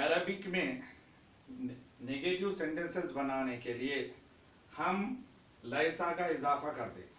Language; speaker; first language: Hindi; non-native, fluent; Urdu